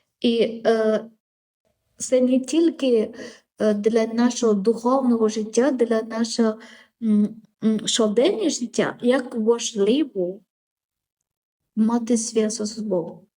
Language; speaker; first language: Ukrainian; non-native, learner; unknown